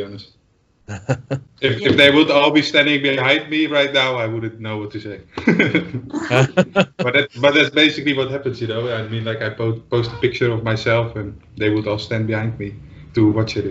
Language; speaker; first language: English; non-native, fluent; Dutch